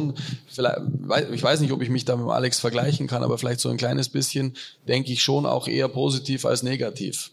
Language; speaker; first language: German; native; German